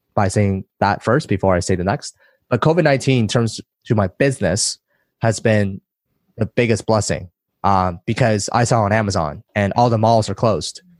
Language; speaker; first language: English; early bilingual, other home language; Chinese